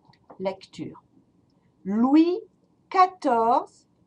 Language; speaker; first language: French; non-native, fluent; English